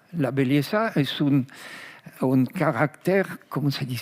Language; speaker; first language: Spanish; non-native, fluent; French